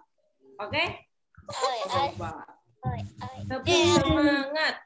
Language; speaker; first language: Indonesian; native; Indonesian